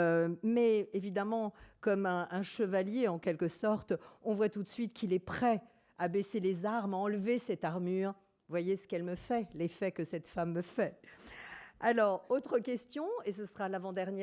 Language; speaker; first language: French; native; French